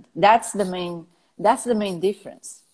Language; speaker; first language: English; non-native, fluent; Romanian